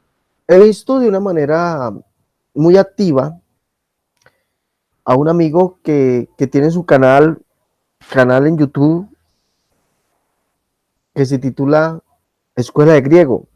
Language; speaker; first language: Spanish; native; Spanish